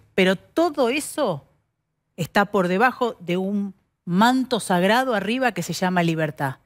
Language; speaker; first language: Spanish; native; Spanish